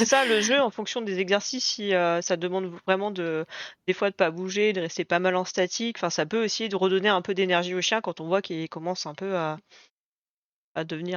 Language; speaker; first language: French; native; French